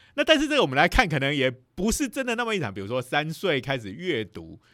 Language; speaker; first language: Chinese; non-native, local second language; Min Nan Chinese